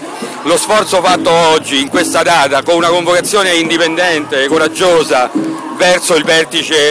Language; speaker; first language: Italian; native; Italian